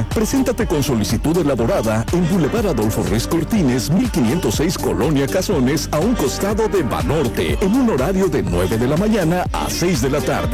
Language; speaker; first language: Spanish; native; Spanish